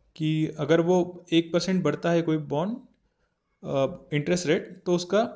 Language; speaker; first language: Hindi; native; Hindi